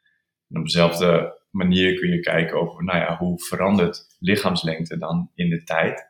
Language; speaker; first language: Dutch; native; Dutch